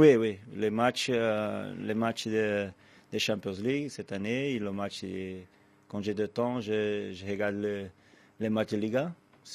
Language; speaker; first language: French; non-native, fluent; Portuguese